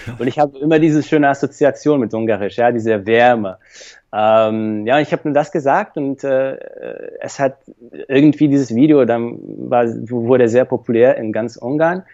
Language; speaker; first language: German; non-native, fluent; Slovak